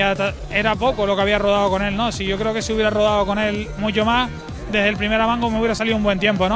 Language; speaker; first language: Spanish; native; Spanish